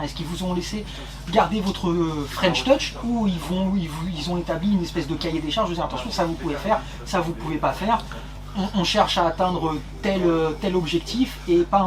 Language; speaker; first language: French; native; French